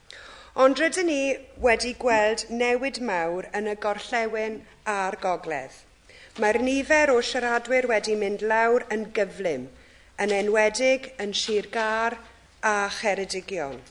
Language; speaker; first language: Welsh; non-native, local second language; English